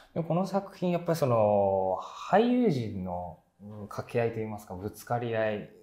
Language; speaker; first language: Japanese; native; Japanese